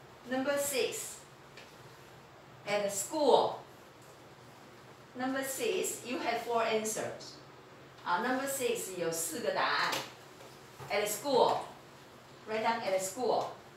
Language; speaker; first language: English; non-native, fluent; Chinese